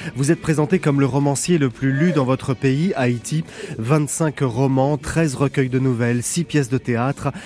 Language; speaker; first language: French; native; French